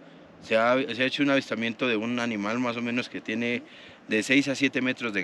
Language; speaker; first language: Spanish; native; Spanish